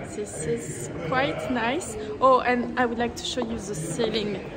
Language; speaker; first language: English; non-native, fluent; French